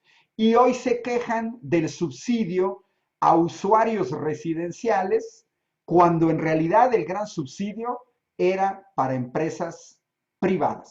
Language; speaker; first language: Spanish; native; Spanish